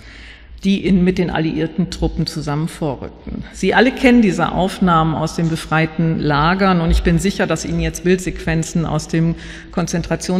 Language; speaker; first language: German; native; German